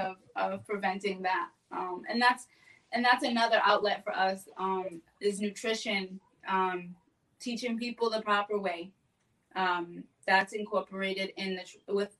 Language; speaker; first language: English; native; English